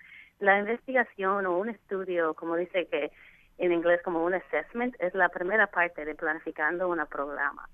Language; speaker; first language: Spanish; non-native, fluent; English